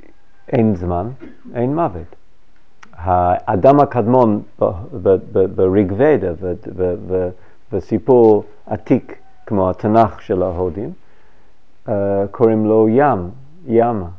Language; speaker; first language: Hebrew; non-native, fluent; English